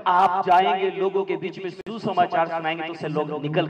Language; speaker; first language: Hindi; native; Hindi